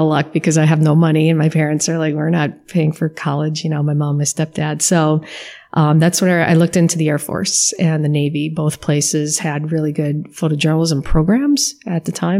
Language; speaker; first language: English; native; English